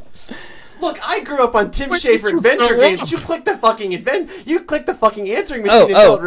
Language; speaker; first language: English; native; English